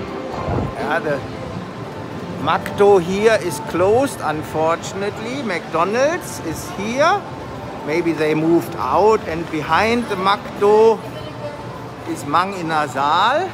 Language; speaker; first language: English; non-native, fluent; German